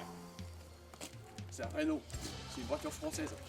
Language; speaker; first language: French; non-native, fluent; English